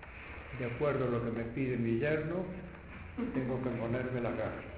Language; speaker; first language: Spanish; native; Spanish